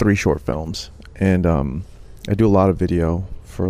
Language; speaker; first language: English; native; English